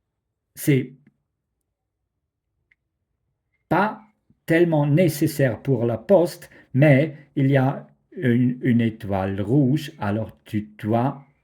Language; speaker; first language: French; non-native, fluent; German